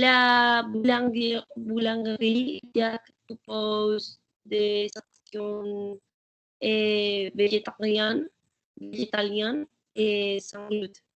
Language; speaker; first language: French; non-native, learner; Spanish